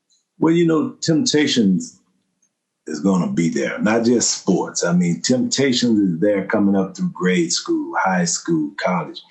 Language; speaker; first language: English; native; English